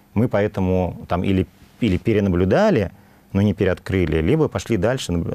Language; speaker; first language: Russian; native; Russian